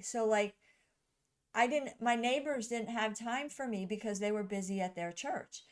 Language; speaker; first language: English; native; English